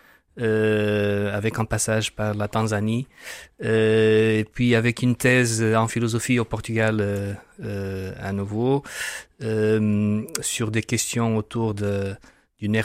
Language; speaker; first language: French; non-native, fluent; Portuguese